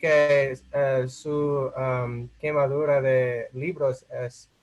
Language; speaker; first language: Spanish; non-native, fluent; English